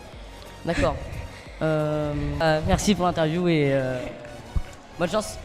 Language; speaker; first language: French; native; French